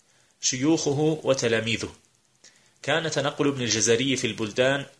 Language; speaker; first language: Arabic; native; Arabic